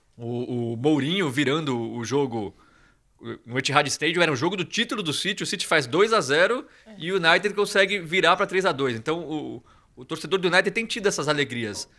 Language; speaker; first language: Portuguese; native; Portuguese